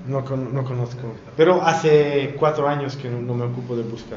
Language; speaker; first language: Spanish; non-native, learner; Italian